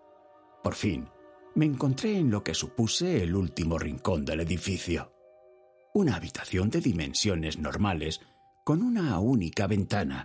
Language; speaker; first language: Spanish; native; Spanish